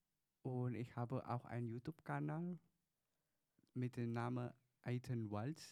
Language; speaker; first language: German; non-native, learner; Chinese